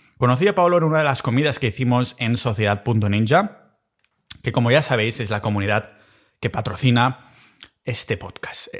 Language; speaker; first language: Spanish; native; Spanish